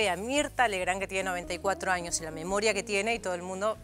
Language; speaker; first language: Spanish; native; Spanish